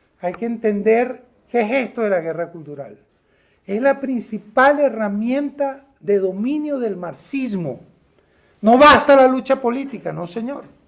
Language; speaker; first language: Spanish; native; Spanish